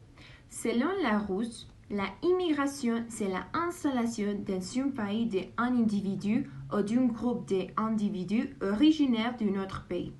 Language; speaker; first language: French; non-native, learner; Spanish